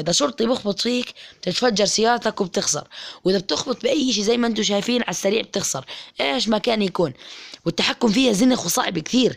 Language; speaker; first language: Arabic; native; Arabic